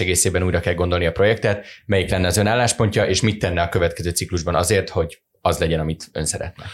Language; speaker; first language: Hungarian; native; Hungarian